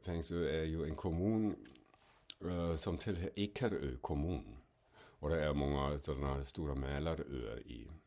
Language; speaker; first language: Swedish; non-native, fluent; German